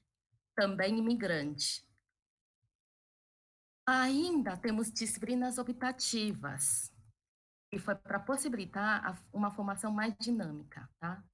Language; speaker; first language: Portuguese; early bilingual, other home language; Chinese